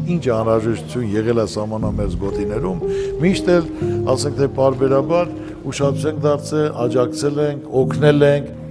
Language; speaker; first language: Armenian; native; Armenian